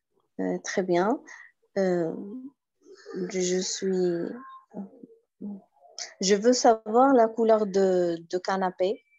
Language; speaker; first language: French; non-native, learner; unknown